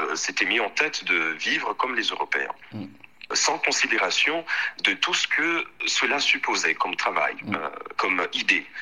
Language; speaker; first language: French; non-native, local second language; Swahili